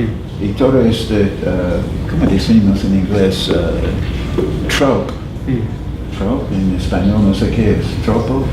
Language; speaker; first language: Spanish; non-native, fluent; English